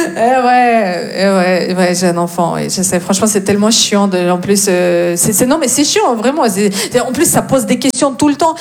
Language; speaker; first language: French; non-native, fluent; Russian